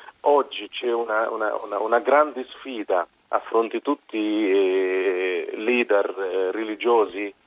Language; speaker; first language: Italian; non-native, fluent; Arabic